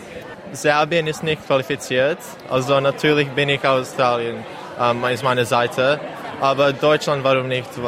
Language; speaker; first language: German; non-native, learner; Serbian